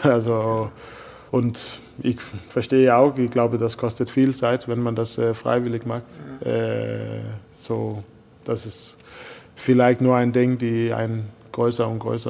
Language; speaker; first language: German; non-native, fluent; Danish